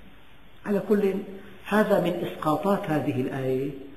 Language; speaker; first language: Arabic; native; Arabic